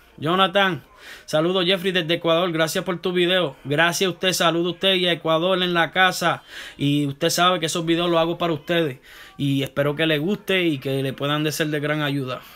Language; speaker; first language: Spanish; native; Spanish